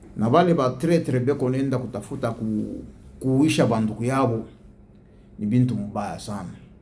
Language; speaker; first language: French; non-native, local second language; Swahili